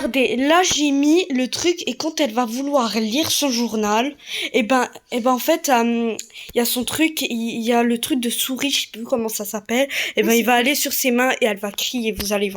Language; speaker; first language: French; native; French